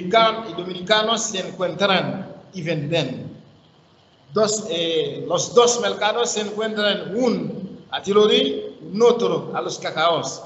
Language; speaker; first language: Spanish; non-native, learner; Haitian Creole